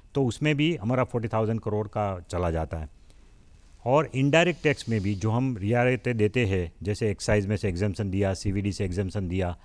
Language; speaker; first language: Hindi; non-native, local second language; Gujarati